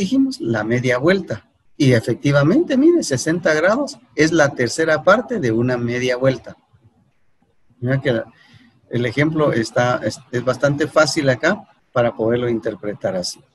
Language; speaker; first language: Spanish; native; Spanish